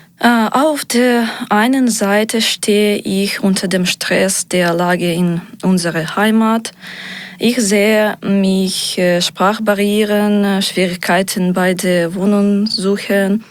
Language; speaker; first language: German; non-native, learner; Ukrainian